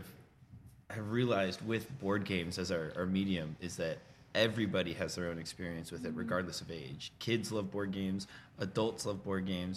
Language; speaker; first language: English; native; English